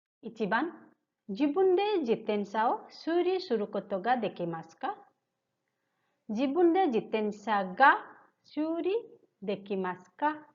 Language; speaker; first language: Japanese; non-native, fluent; Hindi